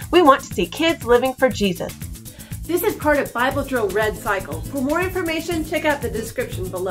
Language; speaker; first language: English; native; English